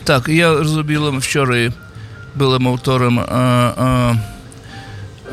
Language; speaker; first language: Polish; non-native, fluent; Yiddish